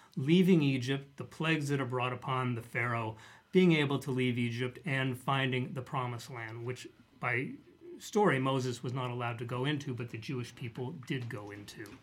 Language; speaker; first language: English; native; English